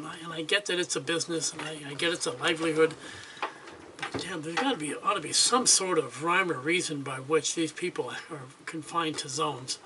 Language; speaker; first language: English; native; English